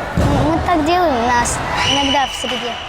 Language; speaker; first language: Russian; non-native, local second language; Ingush